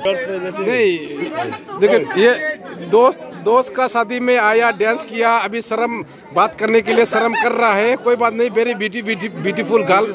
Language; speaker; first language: Hindi; non-native, local second language; Rongmei Naga